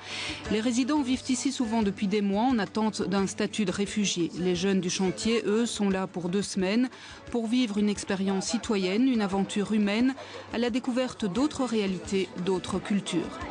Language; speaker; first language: French; native; French